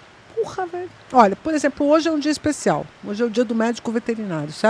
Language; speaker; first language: Portuguese; native; Portuguese